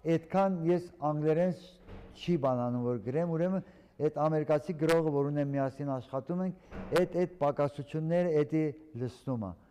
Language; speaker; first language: Armenian; early bilingual, heritage; Armenian